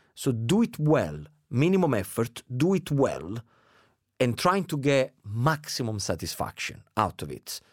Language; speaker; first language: English; non-native, fluent; Italian